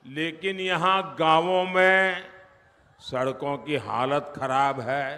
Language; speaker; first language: Hindi; non-native, local second language; Gujarati